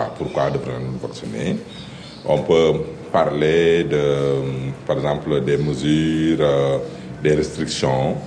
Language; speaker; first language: French; non-native, local second language; Wolof